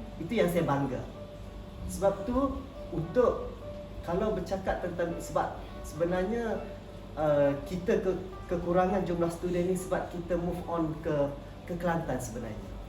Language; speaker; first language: Malay; native; Malay